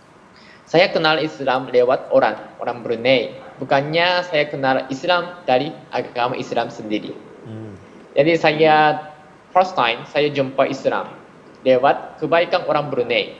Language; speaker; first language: Indonesian; non-native, fluent; Japanese